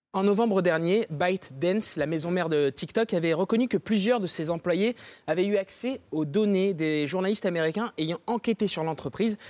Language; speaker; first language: French; native; French